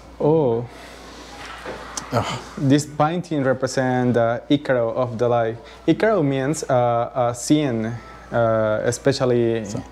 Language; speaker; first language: English; non-native, learner; Spanish